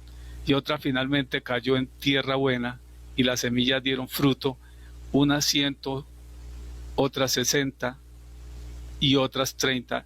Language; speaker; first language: Spanish; native; Spanish